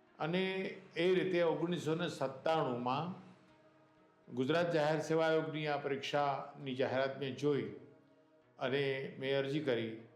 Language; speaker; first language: Gujarati; native; Gujarati